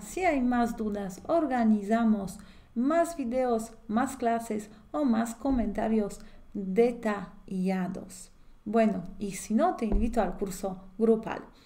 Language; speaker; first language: Spanish; non-native, fluent; Polish